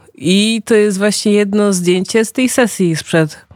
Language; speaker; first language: Polish; early bilingual, heritage; Polish